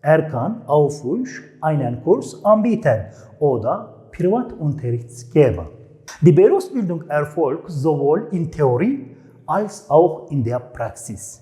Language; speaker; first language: German; non-native, fluent; Turkish